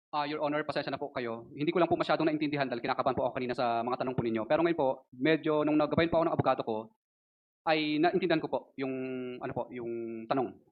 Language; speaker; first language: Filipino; non-native, local second language; Cebuano